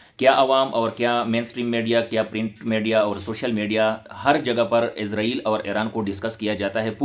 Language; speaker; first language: Urdu; non-native, local second language; Pashto